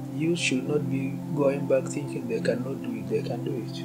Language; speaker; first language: English; non-native, local second language; Hausa